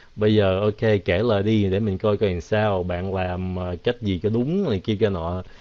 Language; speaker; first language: Vietnamese; early bilingual, heritage; Vietnamese